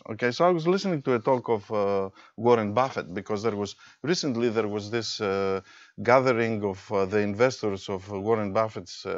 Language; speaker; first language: English; non-native, fluent; Greek